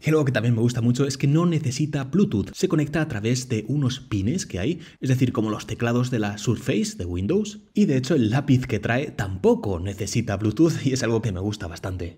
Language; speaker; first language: Spanish; native; Spanish